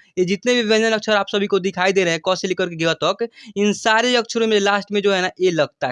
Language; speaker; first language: Hindi; native; Hindi